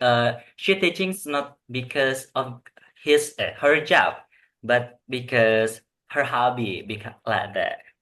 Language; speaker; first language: English; non-native, learner; Indonesian